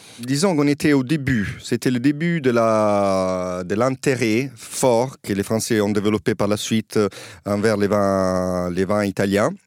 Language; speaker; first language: French; non-native, fluent; Italian